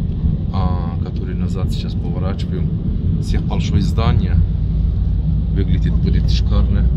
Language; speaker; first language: Russian; non-native, learner; Turkish